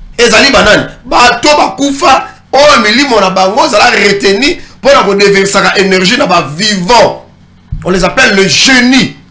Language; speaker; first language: Lingala; non-native, local second language; Kongo